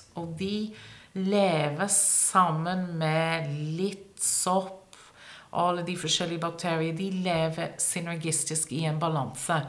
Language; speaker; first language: Norwegian; non-native, fluent; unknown